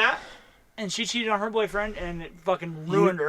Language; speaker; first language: English; native; English